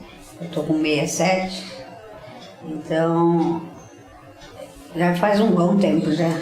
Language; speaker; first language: Portuguese; native; Portuguese